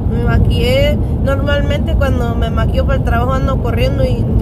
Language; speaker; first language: Spanish; early bilingual, heritage; Spanish